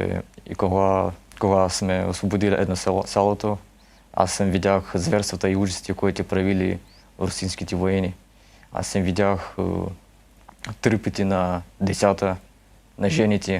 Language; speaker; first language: Bulgarian; early bilingual, heritage; Russian